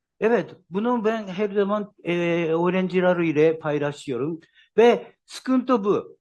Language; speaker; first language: Turkish; non-native, learner; Japanese